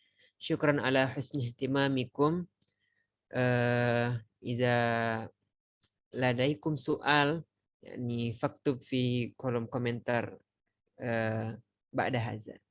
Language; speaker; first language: Arabic; non-native, fluent; Indonesian